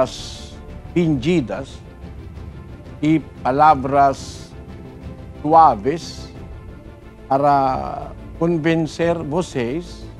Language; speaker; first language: Portuguese; non-native, learner; Filipino